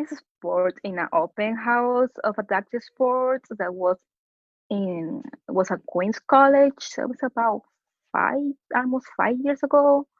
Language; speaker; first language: English; non-native, fluent; Spanish